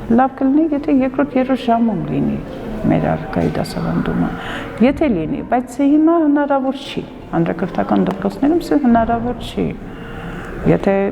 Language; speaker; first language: Armenian; non-native, local second language; Kurdish